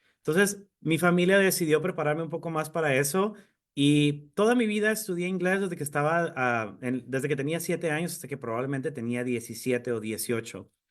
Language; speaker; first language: Spanish; native; Spanish